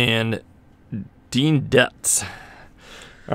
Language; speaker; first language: English; native; English